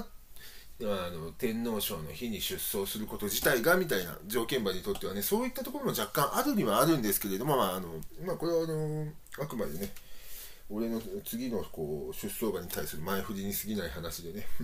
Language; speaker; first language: Japanese; native; Japanese